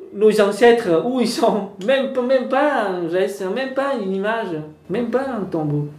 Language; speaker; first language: French; non-native, fluent; Vietnamese